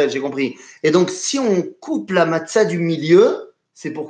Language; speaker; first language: French; native; French